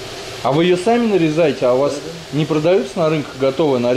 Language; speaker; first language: Russian; native; Russian